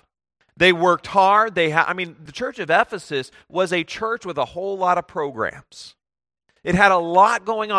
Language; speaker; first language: English; native; English